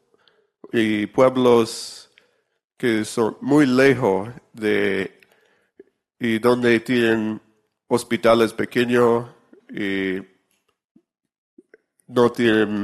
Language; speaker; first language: Spanish; non-native, fluent; English